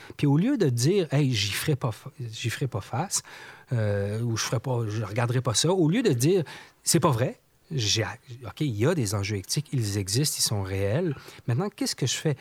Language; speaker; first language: French; native; French